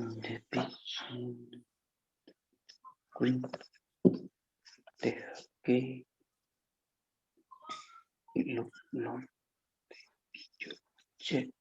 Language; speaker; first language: English; non-native, learner; Spanish